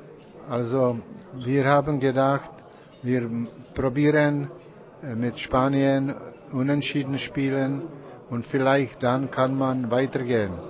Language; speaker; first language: German; non-native, learner; Czech